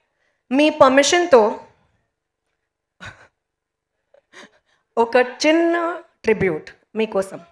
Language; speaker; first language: Telugu; non-native, local second language; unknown